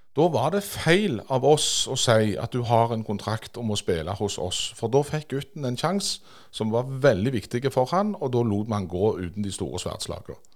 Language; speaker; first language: Norwegian; native; Norwegian